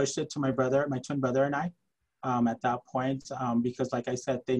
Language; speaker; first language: English; early bilingual, other home language; Spanish